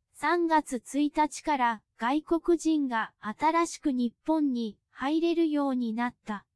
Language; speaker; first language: Japanese; non-native, fluent; Cantonese